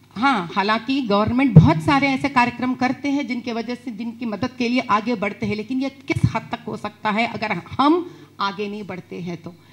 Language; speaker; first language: Hindi; non-native, local second language; Telugu